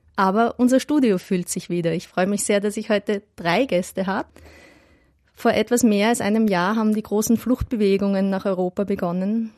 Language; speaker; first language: German; native; German